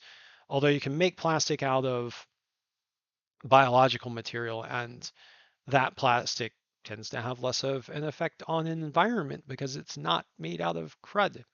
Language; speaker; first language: English; native; English